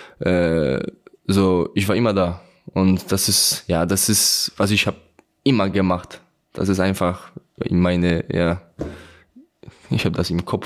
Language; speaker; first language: German; non-native, learner; Polish